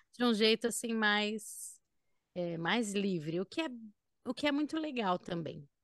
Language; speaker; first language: Portuguese; native; Portuguese